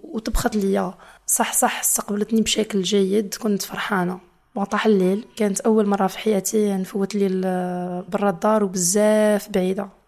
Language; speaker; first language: Arabic; non-native, fluent; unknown